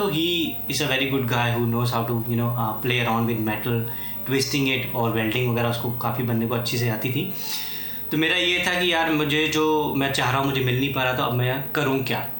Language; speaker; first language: Hindi; native; Hindi